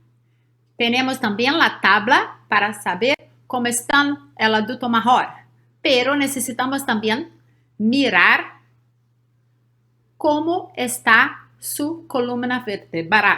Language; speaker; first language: Spanish; non-native, learner; Portuguese